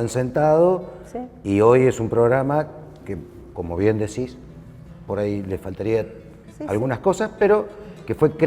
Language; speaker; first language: Spanish; native; Spanish